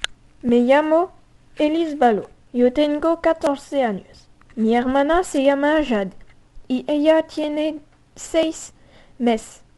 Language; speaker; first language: Spanish; non-native, learner; French